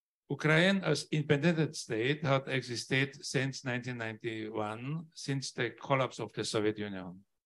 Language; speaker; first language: English; non-native, learner; Polish